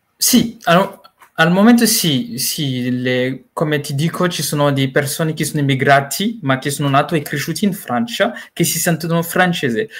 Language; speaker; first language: Italian; non-native, learner; Malagasy